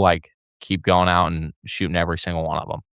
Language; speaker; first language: English; native; English